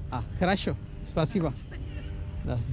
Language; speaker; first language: Russian; non-native, learner; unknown